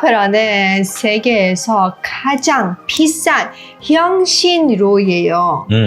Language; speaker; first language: Korean; non-native, learner; Persian